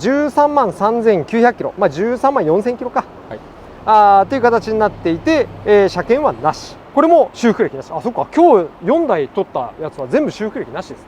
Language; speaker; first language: Japanese; native; Japanese